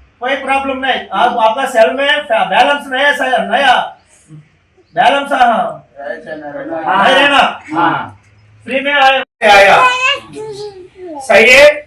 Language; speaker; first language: Hindi; non-native, local second language; Telugu